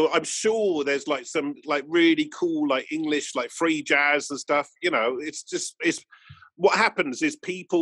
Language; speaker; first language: English; native; English